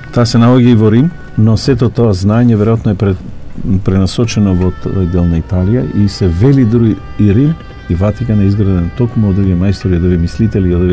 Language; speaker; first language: Macedonian; native; Macedonian